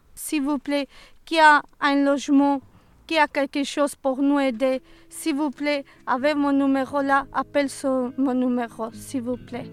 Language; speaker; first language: French; non-native, learner; Serbian